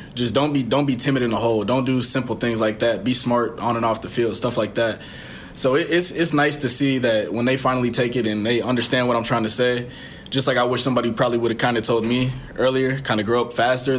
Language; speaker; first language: English; native; English